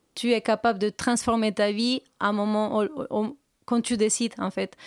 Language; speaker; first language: French; non-native, fluent; Spanish